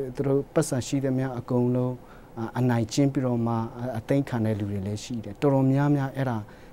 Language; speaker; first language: Burmese; non-native, local second language; Hakha Chin